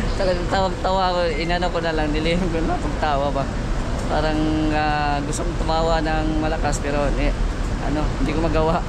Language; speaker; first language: Filipino; non-native, local second language; Cebuano